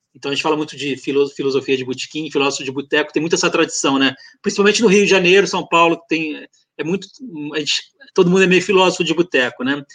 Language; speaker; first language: Portuguese; early bilingual, other home language; French